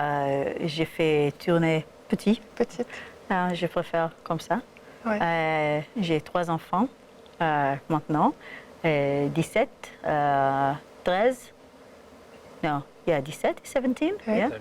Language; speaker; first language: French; non-native, learner; Hebrew